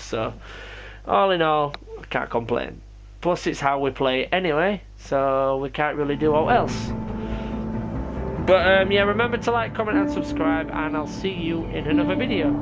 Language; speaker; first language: English; native; English